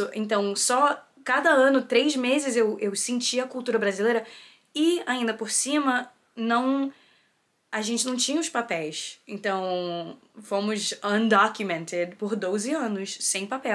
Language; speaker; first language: Portuguese; early bilingual, heritage; Portuguese